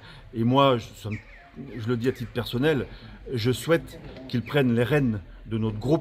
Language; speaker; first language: French; native; French